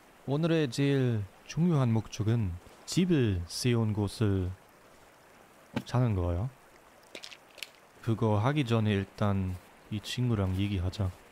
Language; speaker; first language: Korean; non-native, learner; German